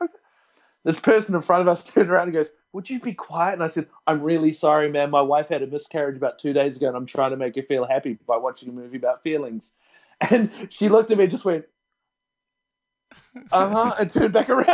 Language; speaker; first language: English; native; English